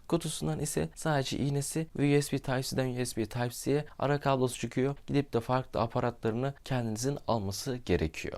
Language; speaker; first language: Turkish; native; Turkish